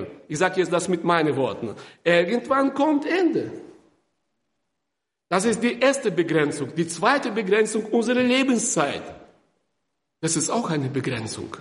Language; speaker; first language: German; non-native, fluent; Russian